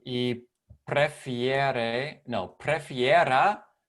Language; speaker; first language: Spanish; non-native, learner; English